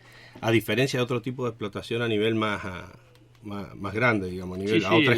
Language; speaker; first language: Spanish; native; Spanish